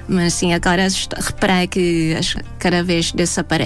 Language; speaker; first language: Portuguese; non-native, fluent; Thai